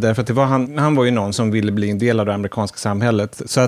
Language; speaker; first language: Swedish; native; Swedish